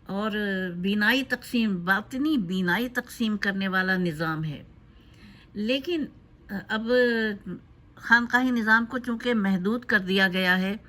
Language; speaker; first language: Urdu; native; Urdu